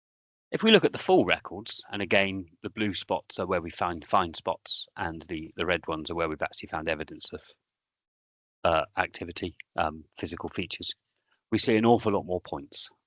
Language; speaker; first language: English; native; English